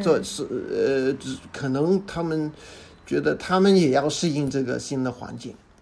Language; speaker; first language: Chinese; non-native, fluent; English